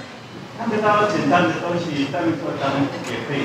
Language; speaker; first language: Chinese; non-native, learner; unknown